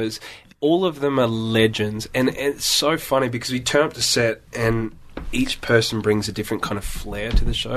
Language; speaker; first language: English; native; English